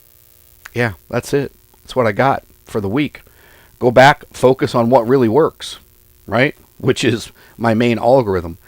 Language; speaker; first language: English; native; English